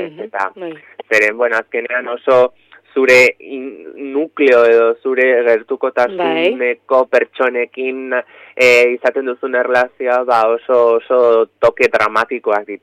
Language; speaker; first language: Basque; native; Basque